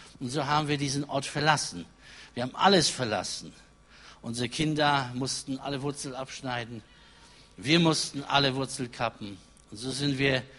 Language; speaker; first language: German; non-native, fluent; Polish